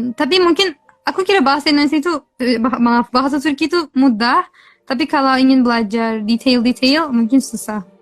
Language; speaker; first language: Indonesian; non-native, fluent; Turkish